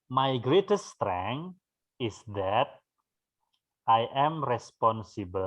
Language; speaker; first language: English; non-native, fluent; Indonesian